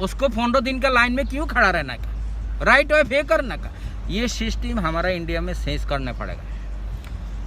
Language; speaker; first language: Hindi; non-native, local second language; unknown